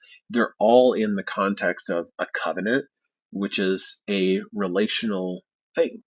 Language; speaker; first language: English; native; English